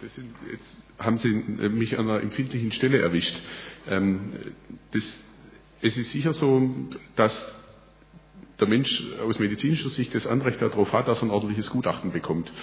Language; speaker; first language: German; native; German